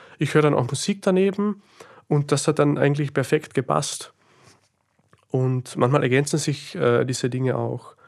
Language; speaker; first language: German; native; German